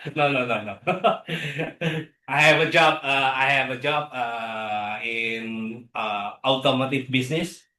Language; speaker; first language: English; non-native, learner; Indonesian